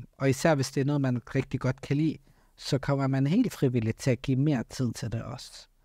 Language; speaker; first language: Danish; early bilingual, other home language; Arabic